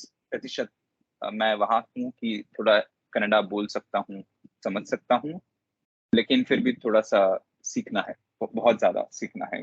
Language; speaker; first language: Hindi; non-native, local second language; Telugu